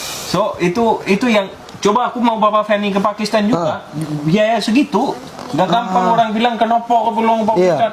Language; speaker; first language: Indonesian; non-native, fluent; Urdu